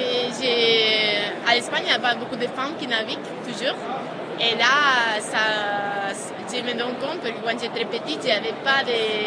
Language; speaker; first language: French; non-native, fluent; Spanish